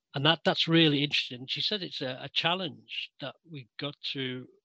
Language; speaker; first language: English; native; English